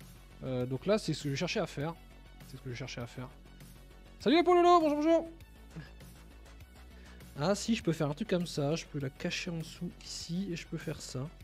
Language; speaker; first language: French; native; French